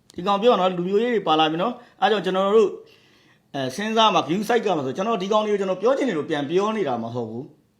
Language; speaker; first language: Burmese; native; Burmese